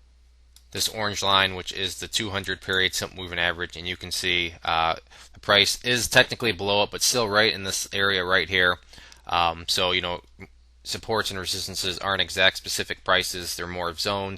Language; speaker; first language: English; native; English